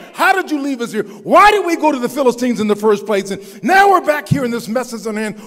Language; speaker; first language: English; native; English